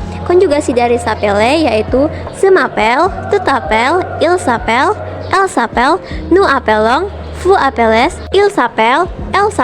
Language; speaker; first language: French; non-native, learner; Indonesian